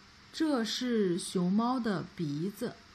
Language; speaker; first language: Chinese; native; Chinese